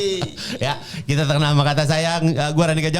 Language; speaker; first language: Indonesian; native; Indonesian